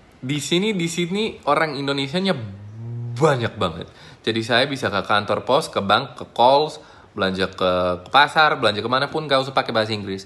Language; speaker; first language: Indonesian; non-native, fluent; English